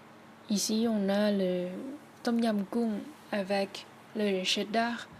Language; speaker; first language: French; non-native, learner; Thai